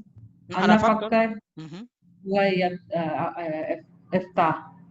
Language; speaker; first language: Arabic; non-native, learner; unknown